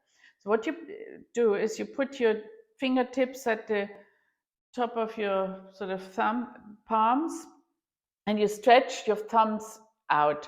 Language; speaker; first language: English; non-native, fluent; German